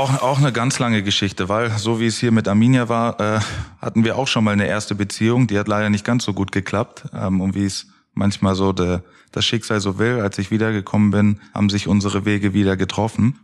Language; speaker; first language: German; native; German